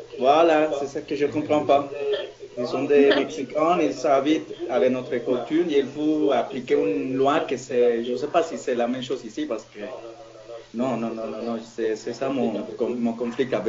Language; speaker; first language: French; non-native, learner; Spanish